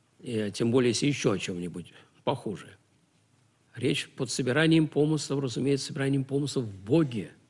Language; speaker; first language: Russian; native; Russian